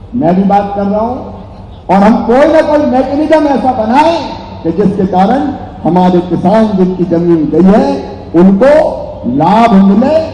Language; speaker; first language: Hindi; native; Hindi